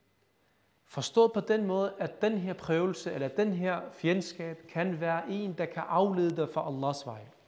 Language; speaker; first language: Danish; early bilingual, other home language; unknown